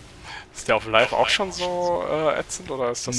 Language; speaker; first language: German; native; German